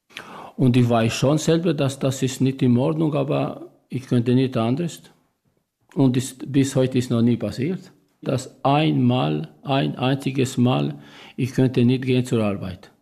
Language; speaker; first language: German; non-native, learner; Serbian